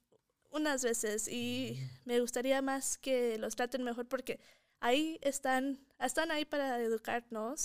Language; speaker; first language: Spanish; early bilingual, heritage; Spanish